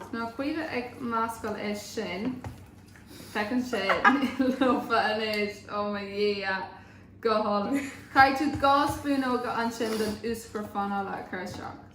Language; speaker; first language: Irish; non-native, local second language; English